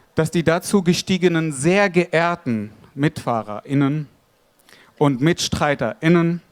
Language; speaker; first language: German; non-native, fluent; Arabic